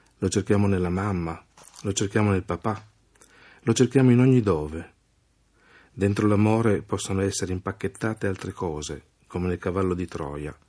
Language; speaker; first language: Italian; native; Italian